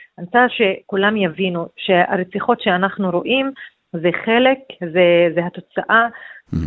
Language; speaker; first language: Hebrew; non-native, local second language; Arabic